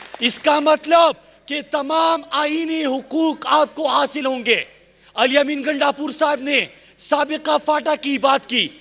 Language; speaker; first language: Urdu; non-native, local second language; Pashto